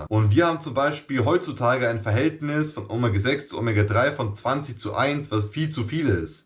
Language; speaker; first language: German; native; German